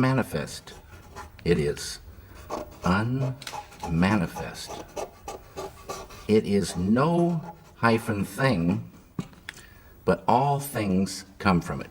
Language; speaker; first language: English; native; English